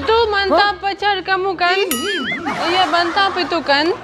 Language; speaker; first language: Indonesian; non-native, learner; Russian